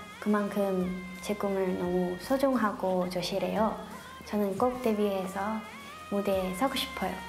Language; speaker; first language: Korean; non-native, learner; Thai